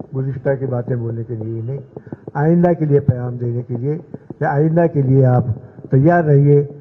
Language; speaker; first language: Urdu; native; Urdu